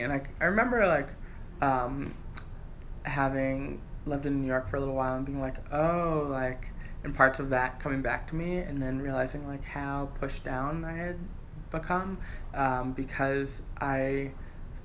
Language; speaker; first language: English; native; English